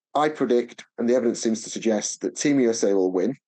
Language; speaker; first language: English; native; English